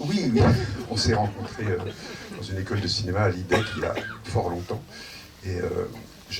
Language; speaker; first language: French; native; French